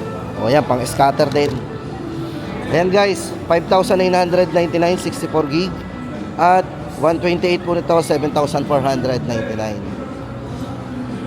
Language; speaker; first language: Filipino; native; Filipino